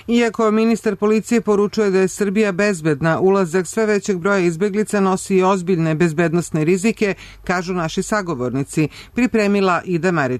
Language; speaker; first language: Serbian; native; Serbian